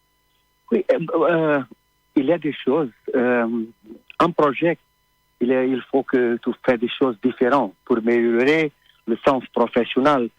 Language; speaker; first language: French; non-native, learner; Portuguese